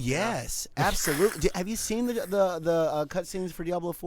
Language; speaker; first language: English; native; English